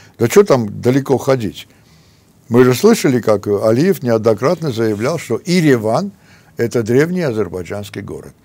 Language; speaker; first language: Russian; non-native, local second language; Armenian